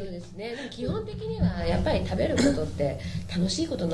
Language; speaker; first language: Japanese; native; Japanese